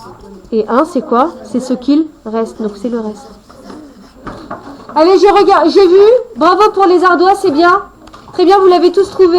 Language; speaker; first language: French; native; French